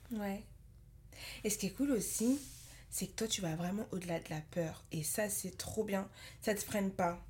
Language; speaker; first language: French; native; French